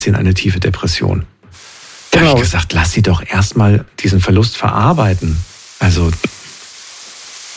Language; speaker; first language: German; native; German